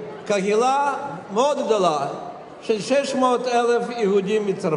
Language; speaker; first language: Hebrew; non-native, fluent; Russian